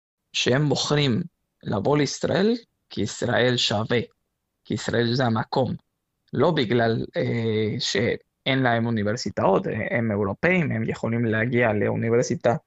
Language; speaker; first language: Hebrew; non-native, fluent; Spanish